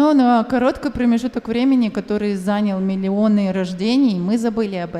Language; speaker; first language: Russian; native; Russian